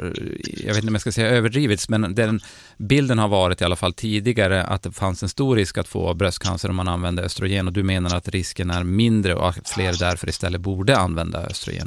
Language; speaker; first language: Swedish; native; Swedish